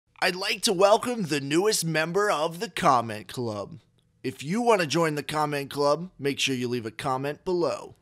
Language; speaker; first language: English; native; English